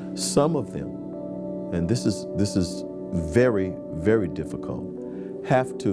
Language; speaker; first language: English; native; English